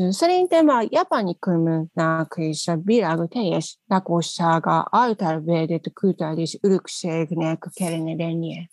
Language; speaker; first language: Hungarian; non-native, learner; Japanese